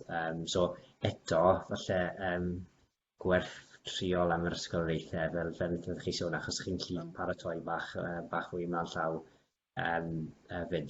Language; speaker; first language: Welsh; native; Welsh